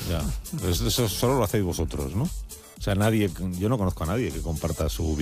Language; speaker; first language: Spanish; native; Spanish